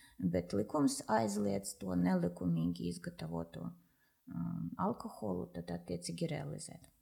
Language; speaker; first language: Latvian; non-native, local second language; Russian